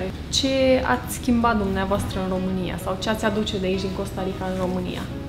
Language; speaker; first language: Romanian; native; Romanian